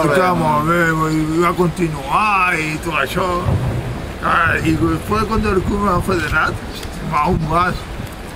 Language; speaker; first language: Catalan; non-native, local second language; Spanish